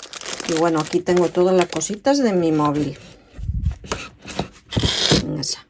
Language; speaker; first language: Spanish; native; Spanish